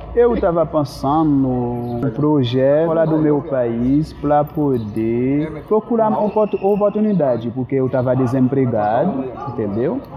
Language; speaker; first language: Portuguese; non-native, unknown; Haitian Creole